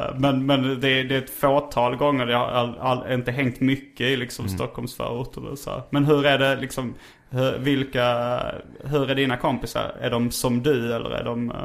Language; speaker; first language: Swedish; native; Swedish